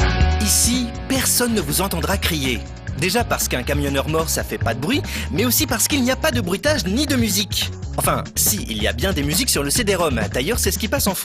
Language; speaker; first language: French; native; French